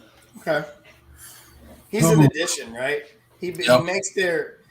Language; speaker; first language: English; native; English